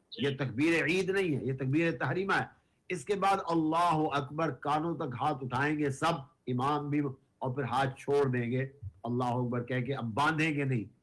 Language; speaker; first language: Urdu; native; Urdu